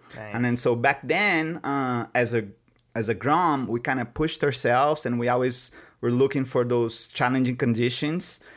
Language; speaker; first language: English; non-native, fluent; Portuguese